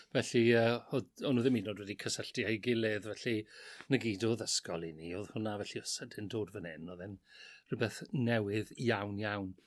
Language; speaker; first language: Welsh; native; Welsh